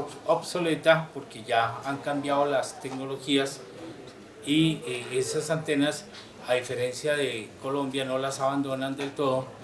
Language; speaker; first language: Spanish; native; Spanish